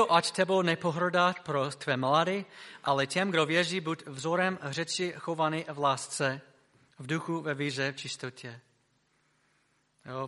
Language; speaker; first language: Czech; non-native, fluent; English